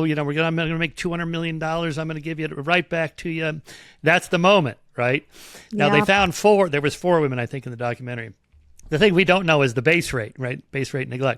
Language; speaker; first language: English; native; English